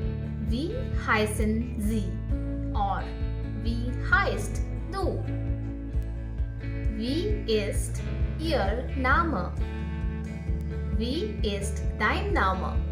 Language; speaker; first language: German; non-native, fluent; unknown